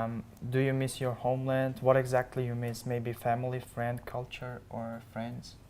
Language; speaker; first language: English; non-native, learner; Uzbek